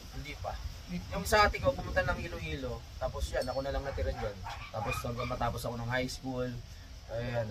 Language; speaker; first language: Filipino; non-native, local second language; Hiligaynon